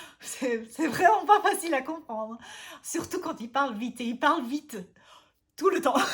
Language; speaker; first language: French; non-native, fluent; German